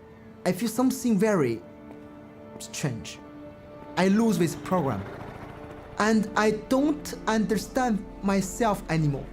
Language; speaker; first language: English; non-native, learner; Chinese